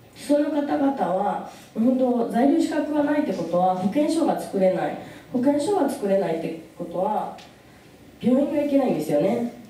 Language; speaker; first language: Japanese; early bilingual, other home language; Rohingya